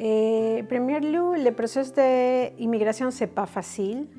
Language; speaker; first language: French; non-native, fluent; Spanish